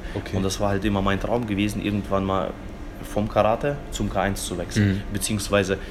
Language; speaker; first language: German; early bilingual, other home language; Russian